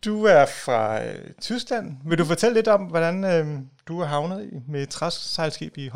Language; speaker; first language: Danish; native; Danish